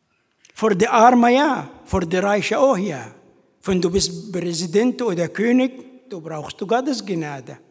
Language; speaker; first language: German; non-native, fluent; Arabic